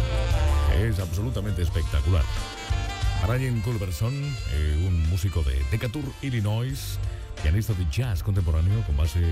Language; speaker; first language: Spanish; native; Spanish